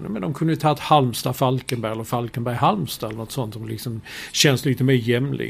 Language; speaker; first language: Swedish; native; Swedish